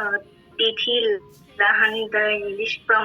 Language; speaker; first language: English; non-native, learner; Bangla